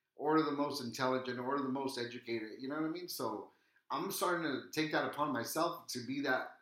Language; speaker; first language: English; native; English